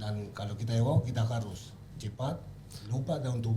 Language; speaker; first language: Indonesian; non-native, learner; Spanish